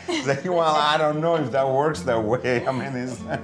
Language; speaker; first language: English; non-native, fluent; Italian